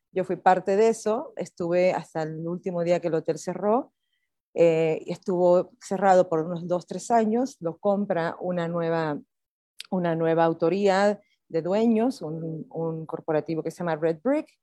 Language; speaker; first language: Spanish; native; Spanish